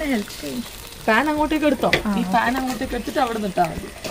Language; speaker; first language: Malayalam; native; Malayalam